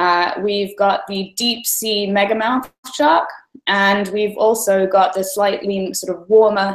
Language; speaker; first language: English; native; English